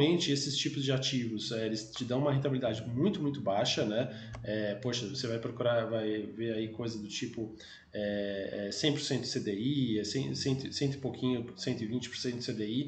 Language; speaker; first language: Portuguese; native; Portuguese